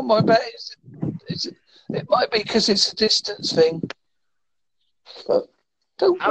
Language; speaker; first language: English; native; English